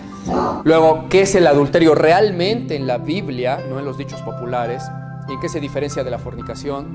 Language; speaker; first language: Spanish; native; Spanish